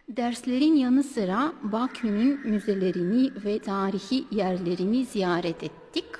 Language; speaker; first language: Turkish; non-native, fluent; Bulgarian